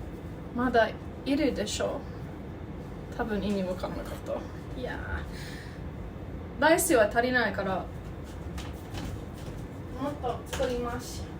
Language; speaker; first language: Japanese; non-native, learner; English